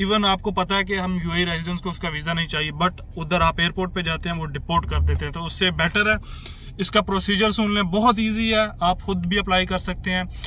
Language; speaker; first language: Urdu; non-native, local second language; Punjabi